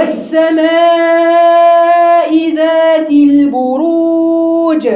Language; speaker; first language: Arabic; native; Arabic